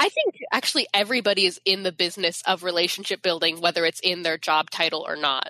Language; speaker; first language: English; native; English